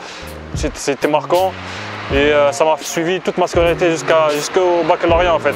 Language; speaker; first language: French; early bilingual, other home language; Arabic